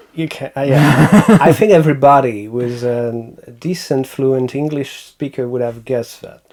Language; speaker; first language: English; non-native, fluent; French